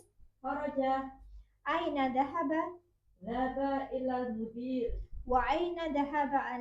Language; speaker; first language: Arabic; non-native, learner; Indonesian